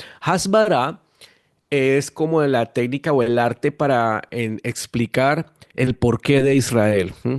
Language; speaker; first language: Spanish; native; Spanish